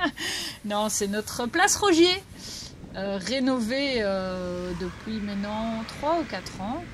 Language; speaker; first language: French; native; French